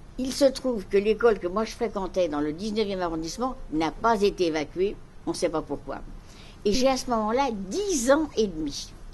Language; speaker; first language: French; native; French